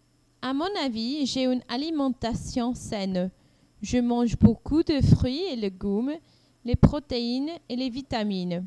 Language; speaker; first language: French; non-native, learner; English